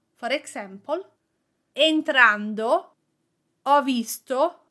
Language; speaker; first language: English; non-native, fluent; Italian